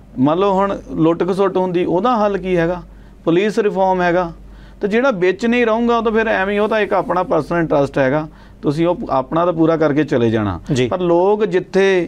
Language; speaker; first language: Punjabi; native; Punjabi